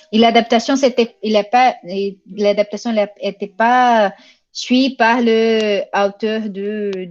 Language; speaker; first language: French; non-native, fluent; Portuguese